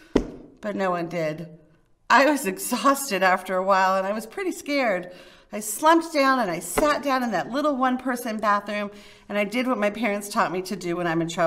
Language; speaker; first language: English; native; English